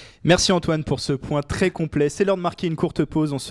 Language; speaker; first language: French; native; French